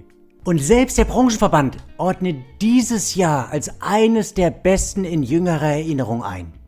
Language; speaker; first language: German; native; German